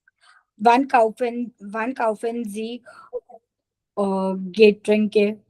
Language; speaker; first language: German; non-native, learner; Gujarati